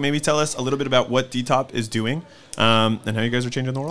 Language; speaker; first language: English; native; English